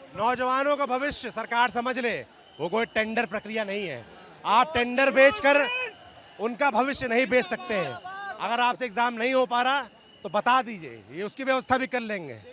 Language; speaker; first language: Hindi; native; Hindi